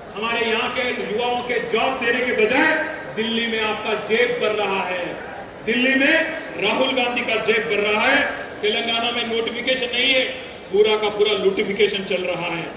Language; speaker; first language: Hindi; non-native, local second language; Telugu